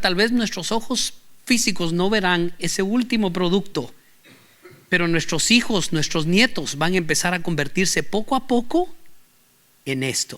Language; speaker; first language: Spanish; native; Spanish